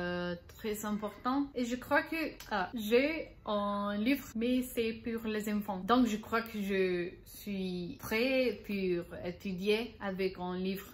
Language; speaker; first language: French; non-native, learner; Spanish